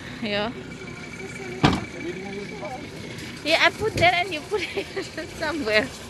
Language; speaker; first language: English; non-native, learner; Indonesian